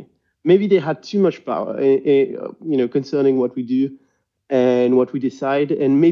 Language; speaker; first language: English; non-native, fluent; French